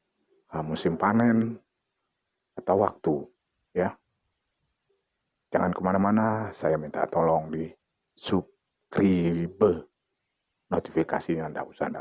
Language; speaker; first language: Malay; non-native, local second language; Achinese